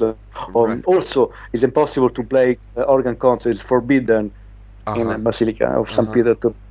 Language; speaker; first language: English; non-native, learner; Italian